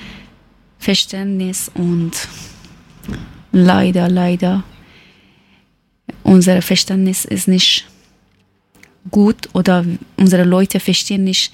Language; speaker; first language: German; non-native, learner; Persian